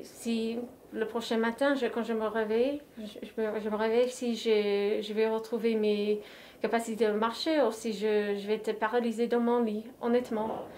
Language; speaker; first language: French; non-native, fluent; English